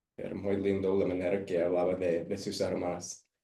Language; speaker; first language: Spanish; early bilingual, heritage; Spanish